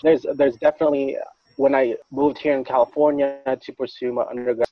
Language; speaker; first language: English; non-native, local second language; Filipino